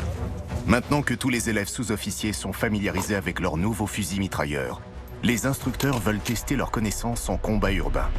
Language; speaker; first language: French; native; French